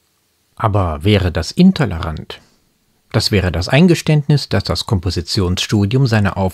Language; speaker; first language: German; native; German